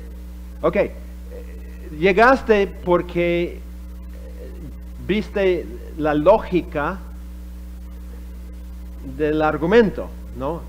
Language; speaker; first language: Spanish; non-native, fluent; English